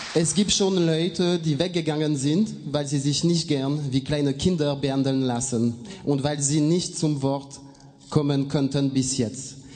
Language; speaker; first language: German; non-native, fluent; French